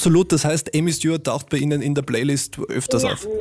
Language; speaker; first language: German; native; German